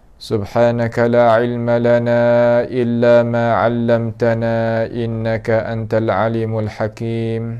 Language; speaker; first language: Arabic; non-native, fluent; Malay